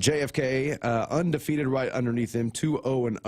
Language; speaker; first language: English; native; English